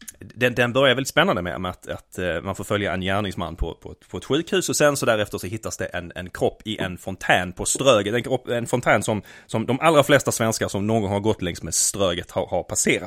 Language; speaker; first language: Swedish; native; Swedish